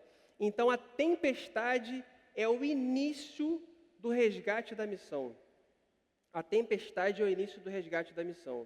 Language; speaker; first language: Portuguese; native; Portuguese